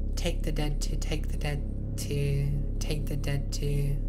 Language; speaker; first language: English; native; English